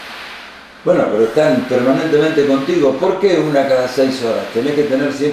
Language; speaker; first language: Spanish; native; Spanish